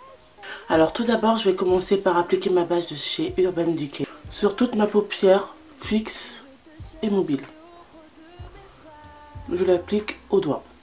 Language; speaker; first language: French; native; French